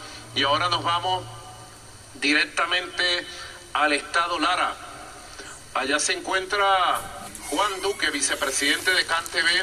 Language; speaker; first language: Spanish; native; Spanish